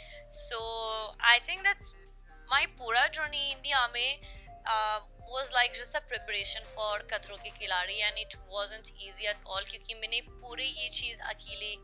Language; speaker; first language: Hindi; non-native, learner; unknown